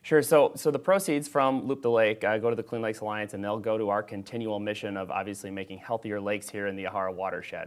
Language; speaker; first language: English; native; English